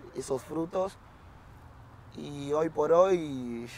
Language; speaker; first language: Spanish; non-native, fluent; French